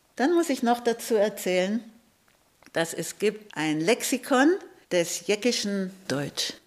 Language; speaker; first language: German; early bilingual, heritage; Hebrew